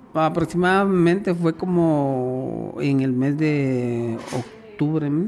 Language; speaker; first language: Spanish; native; Spanish